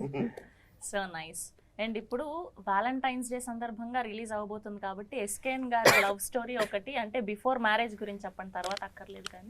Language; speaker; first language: Telugu; native; Telugu